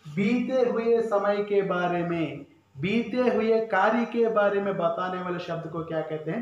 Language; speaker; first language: Hindi; non-native, local second language; Telugu